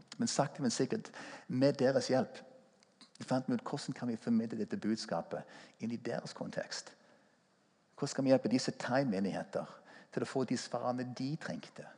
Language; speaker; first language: Norwegian; non-native, fluent; English